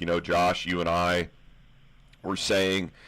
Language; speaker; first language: English; native; English